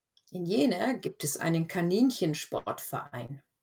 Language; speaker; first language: German; native; German